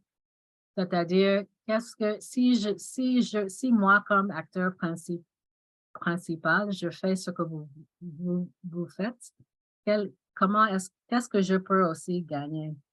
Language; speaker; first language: French; non-native, fluent; English